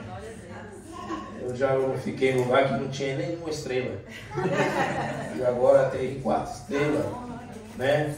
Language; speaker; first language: Portuguese; native; Portuguese